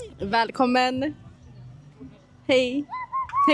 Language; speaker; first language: Swedish; non-native, learner; Mongolian